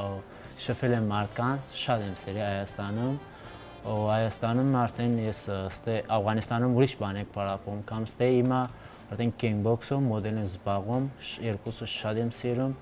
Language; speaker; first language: Armenian; non-native, learner; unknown